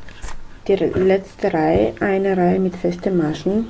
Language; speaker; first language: German; non-native, fluent; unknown